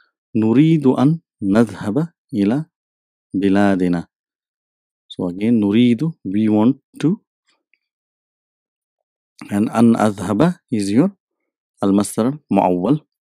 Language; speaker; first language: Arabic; non-native, fluent; English